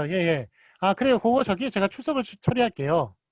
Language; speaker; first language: Korean; native; Korean